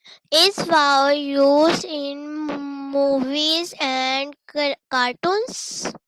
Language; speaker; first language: English; non-native, learner; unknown